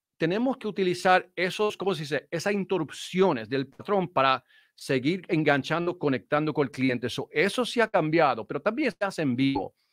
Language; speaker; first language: Spanish; early bilingual, heritage; Spanish